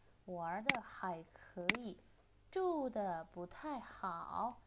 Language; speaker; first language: Chinese; non-native, fluent; Indonesian